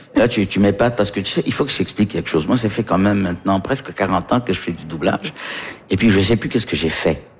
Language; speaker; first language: French; early bilingual, heritage; French